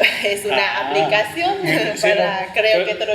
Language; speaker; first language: Spanish; non-native, fluent; Vietnamese